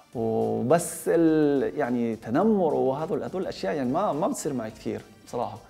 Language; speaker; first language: Arabic; non-native, fluent; Korean